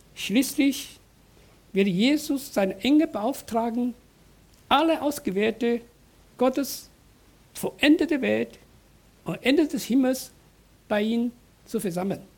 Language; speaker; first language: German; non-native, fluent; Chinese